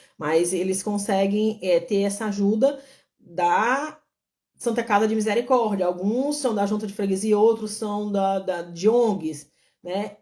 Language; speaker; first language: Portuguese; native; Portuguese